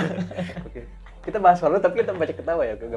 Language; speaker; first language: Indonesian; native; Indonesian